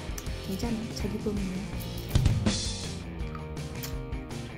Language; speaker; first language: Korean; non-native, fluent; Uzbek